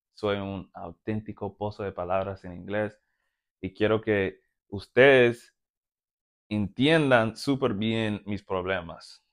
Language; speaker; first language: Spanish; non-native, fluent; English